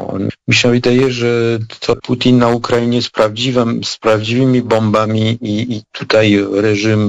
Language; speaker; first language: Polish; non-native, fluent; French